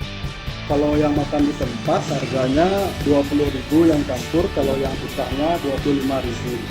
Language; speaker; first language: Indonesian; native; Indonesian